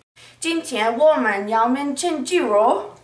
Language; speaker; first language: Chinese; non-native, learner; English